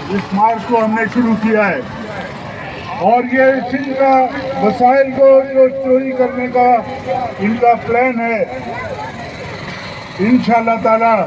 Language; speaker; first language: Urdu; non-native, local second language; Sindhi